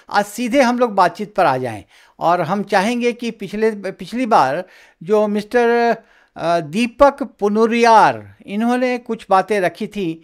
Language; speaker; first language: Hindi; native; Hindi